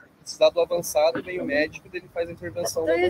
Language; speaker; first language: Portuguese; native; Portuguese